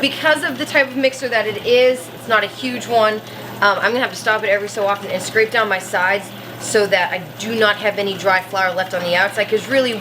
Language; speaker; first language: English; native; English